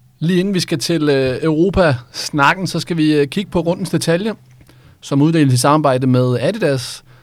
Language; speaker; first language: Danish; native; Danish